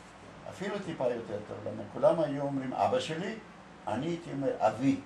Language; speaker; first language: Hebrew; early bilingual, other home language; Polish